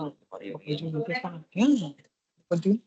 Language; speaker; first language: Indonesian; native; Indonesian